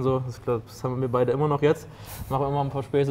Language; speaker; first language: German; native; German